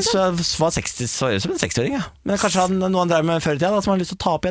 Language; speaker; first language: Norwegian; native; Norwegian